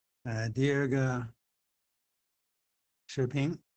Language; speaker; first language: Chinese; non-native, fluent; English